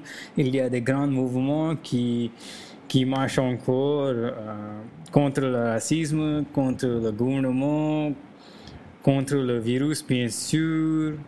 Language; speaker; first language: French; non-native, learner; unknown